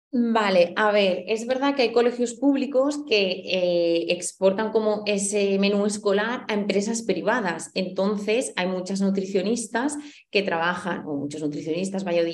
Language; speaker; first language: Spanish; native; Spanish